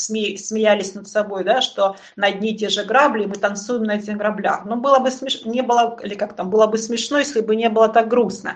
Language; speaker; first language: Russian; native; Russian